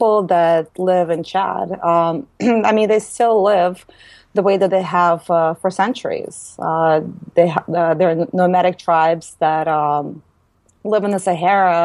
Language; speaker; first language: English; native; English